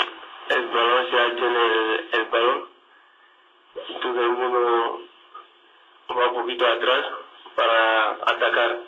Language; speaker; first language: Spanish; non-native, learner; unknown